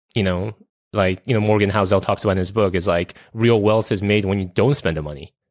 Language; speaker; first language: English; early bilingual, other home language; Korean